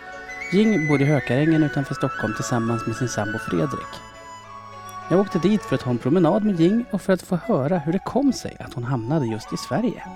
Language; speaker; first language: Swedish; native; Swedish